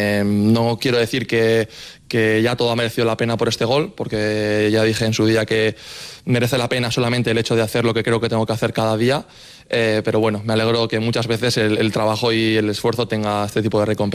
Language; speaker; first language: Spanish; native; Spanish